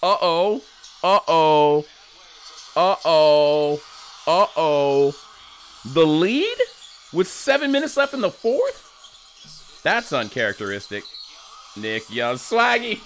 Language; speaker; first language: English; native; English